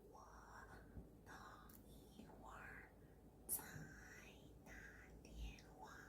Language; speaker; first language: Chinese; non-native, fluent; Korean